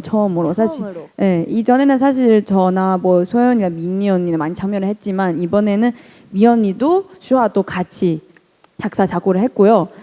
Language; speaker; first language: Korean; non-native, fluent; Chinese